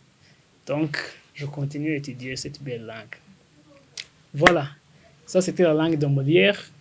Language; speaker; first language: French; non-native, local second language; Kinyarwanda